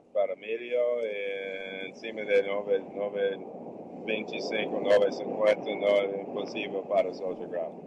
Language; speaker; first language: Portuguese; non-native, fluent; English